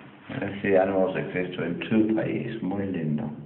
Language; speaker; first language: Spanish; non-native, learner; English